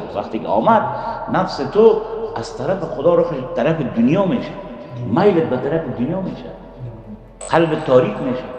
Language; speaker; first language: Persian; native; Persian